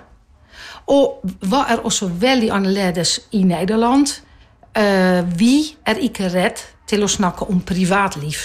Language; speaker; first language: Norwegian; non-native, fluent; Dutch